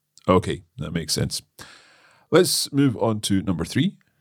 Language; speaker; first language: English; native; English